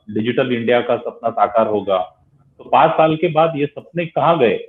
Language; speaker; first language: Hindi; non-native, local second language; Marathi